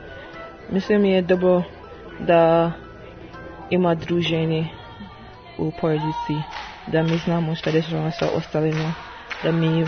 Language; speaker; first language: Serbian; non-native, learner; English